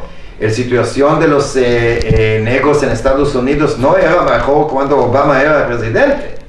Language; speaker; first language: Spanish; non-native, fluent; Hebrew